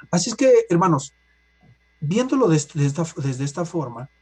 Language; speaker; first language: Spanish; native; Spanish